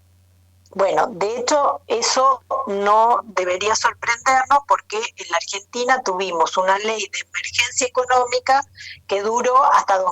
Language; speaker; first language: Spanish; native; Spanish